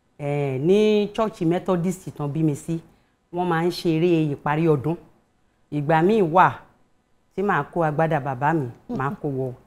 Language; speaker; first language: Yoruba; native; Yoruba